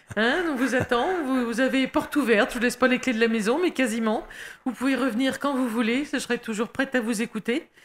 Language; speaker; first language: French; native; French